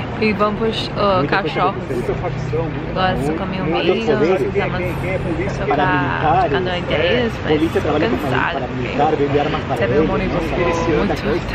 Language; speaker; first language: Portuguese; non-native, learner; English